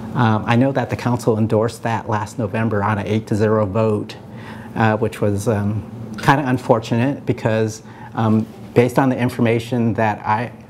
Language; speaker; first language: English; native; English